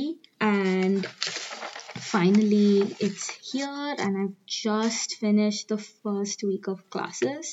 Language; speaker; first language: English; non-native, local second language; Hindi